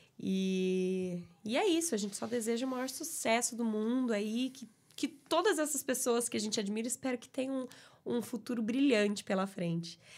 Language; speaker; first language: Portuguese; native; Portuguese